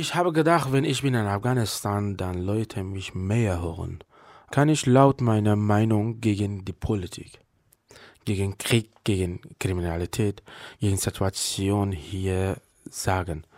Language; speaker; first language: German; non-native, learner; Persian